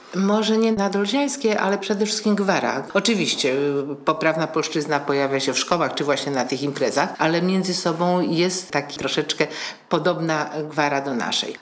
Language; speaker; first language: Polish; native; Polish